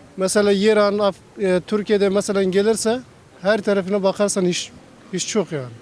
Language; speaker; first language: Turkish; non-native, learner; Persian